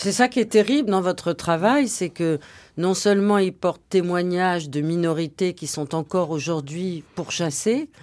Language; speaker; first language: French; native; French